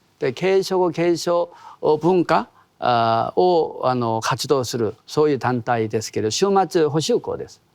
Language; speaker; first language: Japanese; non-native, fluent; Korean